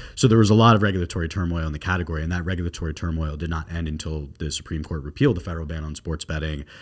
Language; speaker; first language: English; native; English